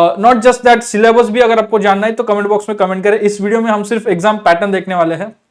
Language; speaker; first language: Hindi; non-native, local second language; Marathi